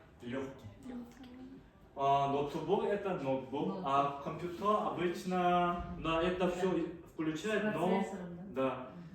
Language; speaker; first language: Russian; non-native, fluent; Korean